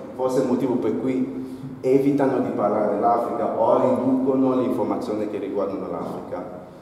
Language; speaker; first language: Italian; non-native, fluent; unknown